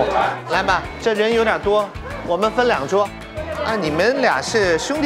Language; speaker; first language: Chinese; native; Chinese